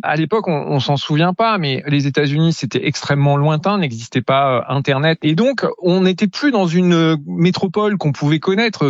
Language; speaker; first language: French; native; French